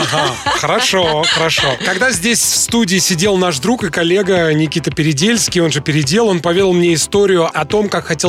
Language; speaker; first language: Russian; native; Russian